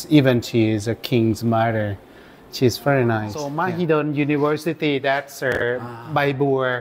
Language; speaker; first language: English; non-native, learner; Thai